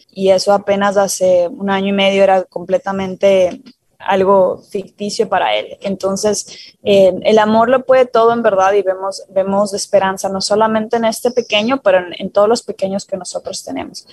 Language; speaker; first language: Spanish; non-native, fluent; English